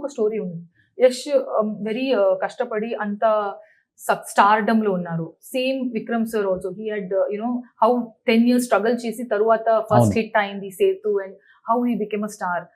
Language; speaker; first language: Telugu; non-native, local second language; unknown